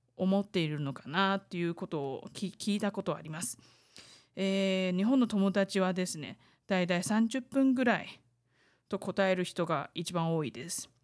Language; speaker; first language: Japanese; non-native, fluent; Chinese